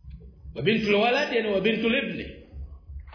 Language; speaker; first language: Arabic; non-native, fluent; Swahili